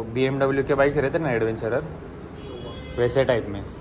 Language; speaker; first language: Hindi; non-native, local second language; Marathi